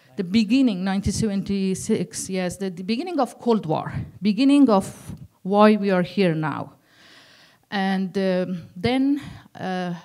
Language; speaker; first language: English; non-native, learner; Persian